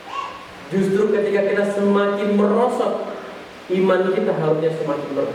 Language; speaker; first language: Indonesian; native; Indonesian